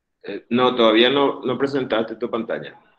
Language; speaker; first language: Spanish; native; Spanish